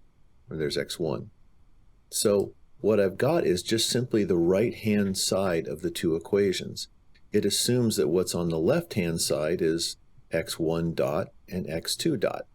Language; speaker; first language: English; native; English